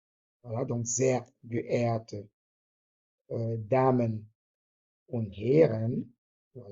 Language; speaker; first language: German; non-native, fluent; French